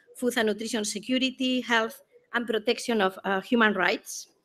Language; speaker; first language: English; non-native, fluent; Spanish